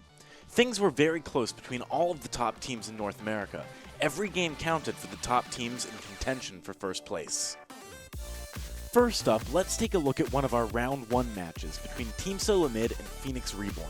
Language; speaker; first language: English; native; English